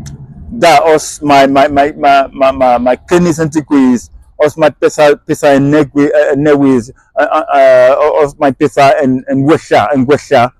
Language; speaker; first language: Welsh; non-native, fluent; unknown